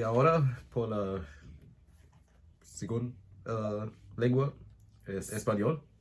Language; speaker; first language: Spanish; non-native, learner; English